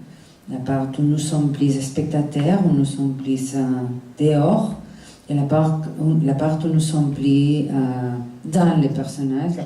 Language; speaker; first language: French; non-native, fluent; Spanish